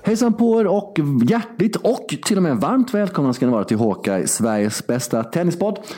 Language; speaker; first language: Swedish; early bilingual, other home language; Serbian